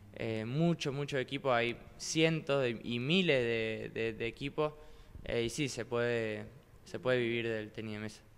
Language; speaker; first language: Spanish; native; Spanish